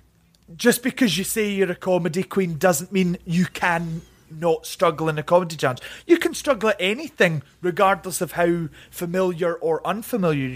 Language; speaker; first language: English; native; English